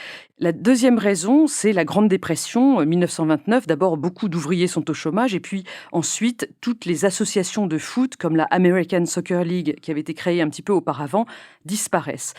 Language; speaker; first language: French; native; French